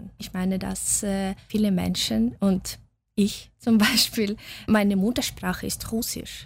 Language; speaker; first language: German; non-native, fluent; Russian